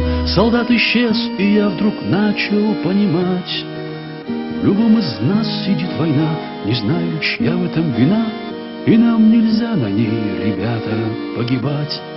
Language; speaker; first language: Russian; native; Russian